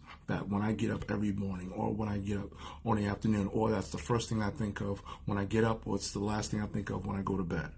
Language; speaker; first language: English; native; English